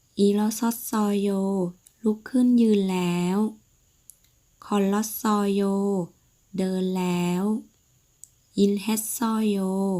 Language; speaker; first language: Thai; native; Thai